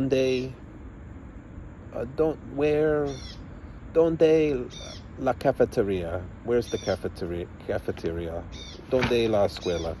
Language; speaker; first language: Spanish; non-native, learner; English